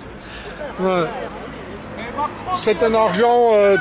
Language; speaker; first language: French; non-native, fluent; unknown